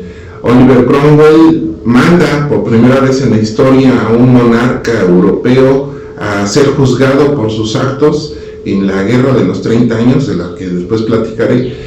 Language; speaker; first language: Spanish; native; Spanish